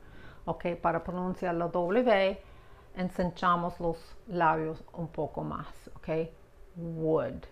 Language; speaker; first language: Spanish; non-native, fluent; English